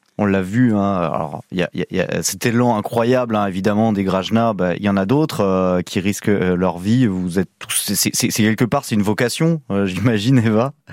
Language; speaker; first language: French; native; French